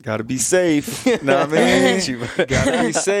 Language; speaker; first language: English; native; English